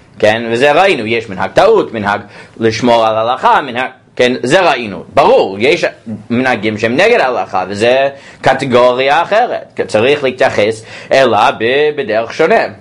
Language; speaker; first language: Hebrew; non-native, fluent; English